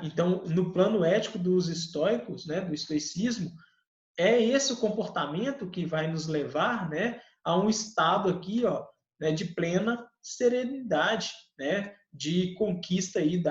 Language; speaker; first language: Portuguese; native; Portuguese